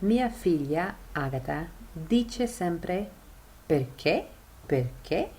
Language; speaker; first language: Italian; non-native, fluent; English